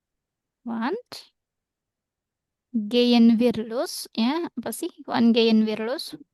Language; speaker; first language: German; non-native, fluent; Indonesian